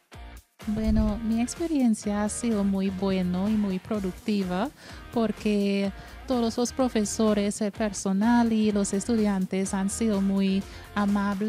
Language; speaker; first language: Spanish; non-native, fluent; English